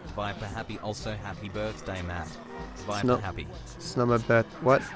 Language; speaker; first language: English; native; English